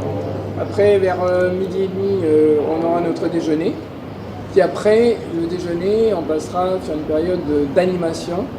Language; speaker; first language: French; native; French